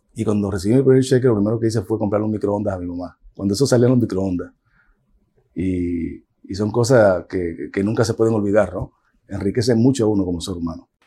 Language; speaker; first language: Spanish; native; Spanish